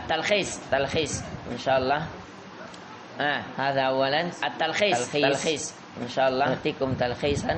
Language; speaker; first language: Arabic; non-native, fluent; Indonesian